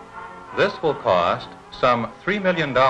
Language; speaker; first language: English; native; English